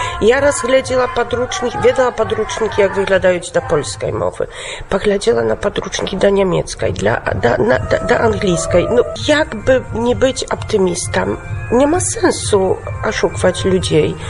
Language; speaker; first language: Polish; non-native, local second language; Belarusian